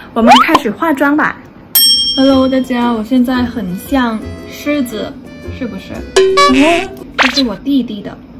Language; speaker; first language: Chinese; non-native, fluent; Thai